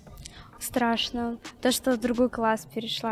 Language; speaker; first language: Russian; native; Russian